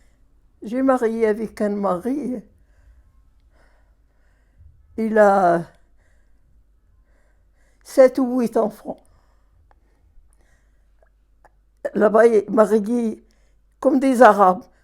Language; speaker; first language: French; non-native, learner; Arabic